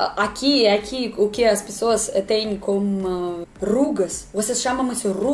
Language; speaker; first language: Portuguese; non-native, learner; Russian